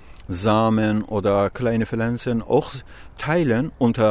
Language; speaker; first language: German; non-native, learner; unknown